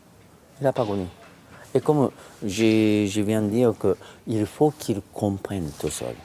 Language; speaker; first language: French; non-native, fluent; Japanese